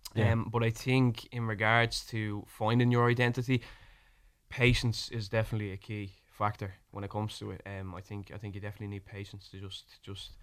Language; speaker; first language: English; native; English